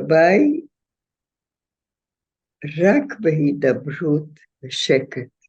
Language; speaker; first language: Hebrew; non-native, fluent; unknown